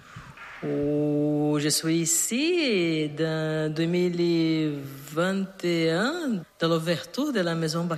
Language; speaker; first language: French; non-native, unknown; Portuguese